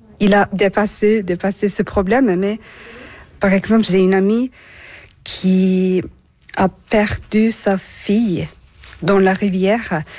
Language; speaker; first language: French; non-native, fluent; Turkish